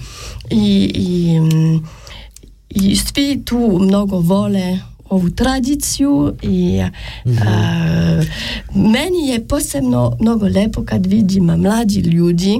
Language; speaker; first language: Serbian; non-native, learner; French